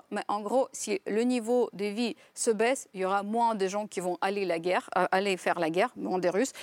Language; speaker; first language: French; non-native, fluent; Ukrainian